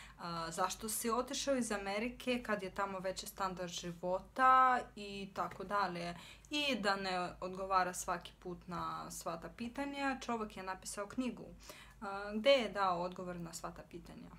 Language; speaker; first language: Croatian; non-native, fluent; Russian